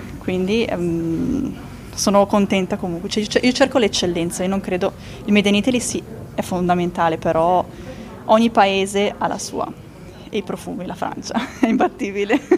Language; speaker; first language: Italian; native; Italian